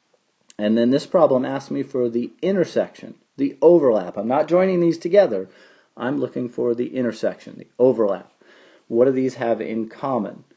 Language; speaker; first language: English; native; English